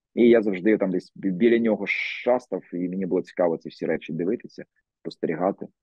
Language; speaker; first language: Ukrainian; native; Ukrainian